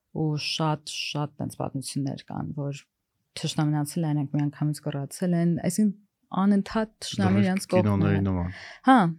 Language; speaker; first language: Armenian; early bilingual, heritage; Armenian